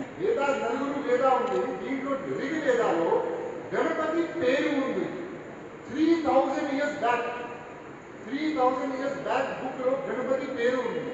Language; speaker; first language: Telugu; non-native, local second language; Hindi